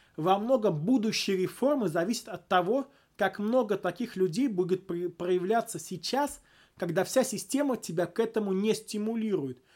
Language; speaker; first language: Russian; native; Russian